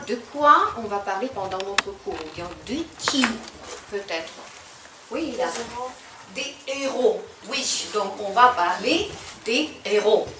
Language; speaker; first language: French; non-native, fluent; Ukrainian